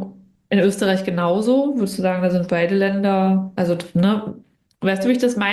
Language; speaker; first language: German; native; German